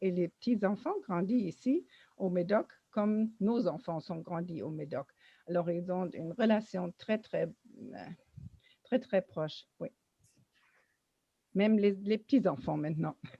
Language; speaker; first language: French; non-native, fluent; German